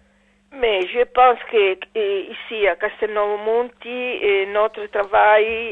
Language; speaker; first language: French; non-native, learner; Italian